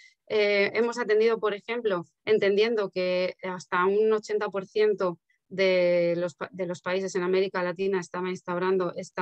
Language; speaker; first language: Spanish; native; Spanish